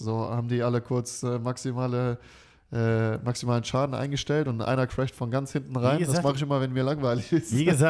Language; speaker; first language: German; native; German